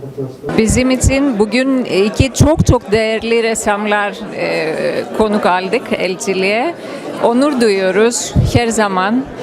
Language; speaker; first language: Turkish; non-native, fluent; Kyrgyz